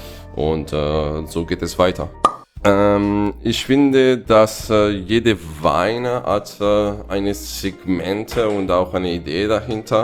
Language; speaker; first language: German; non-native, fluent; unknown